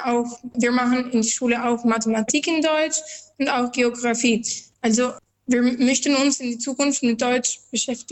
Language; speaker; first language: German; non-native, learner; Albanian